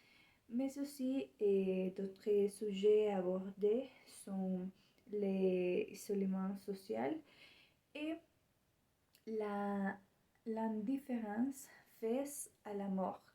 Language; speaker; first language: French; non-native, learner; Spanish